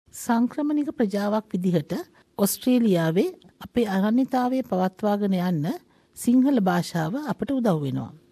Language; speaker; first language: Sinhala; native; Sinhala